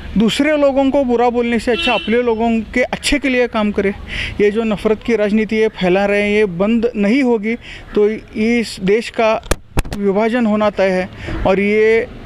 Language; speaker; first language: Hindi; non-native, local second language; Marathi